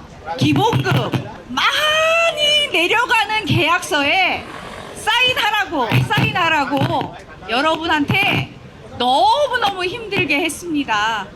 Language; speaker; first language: Korean; non-native, fluent; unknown